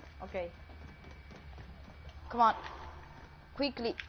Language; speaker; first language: English; non-native, learner; Greek